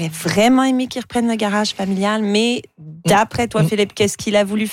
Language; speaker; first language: French; native; French